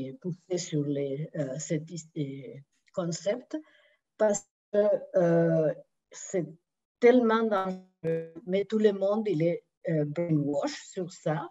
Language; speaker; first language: French; non-native, fluent; Spanish